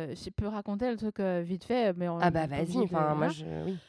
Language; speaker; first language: French; native; French